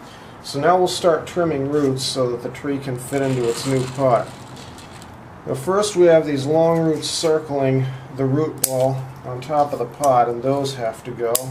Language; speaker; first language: English; native; English